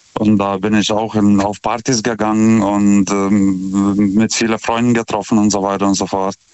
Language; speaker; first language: German; non-native, fluent; Lithuanian